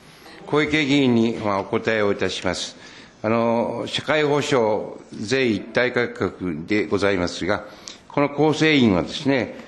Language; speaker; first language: Japanese; native; Japanese